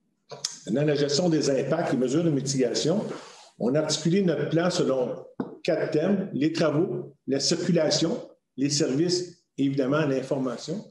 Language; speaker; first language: French; native; French